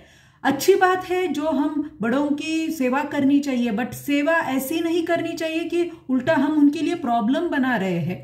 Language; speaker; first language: Hindi; non-native, local second language; Marathi